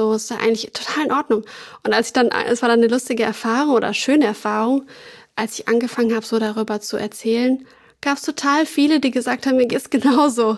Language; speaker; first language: German; native; German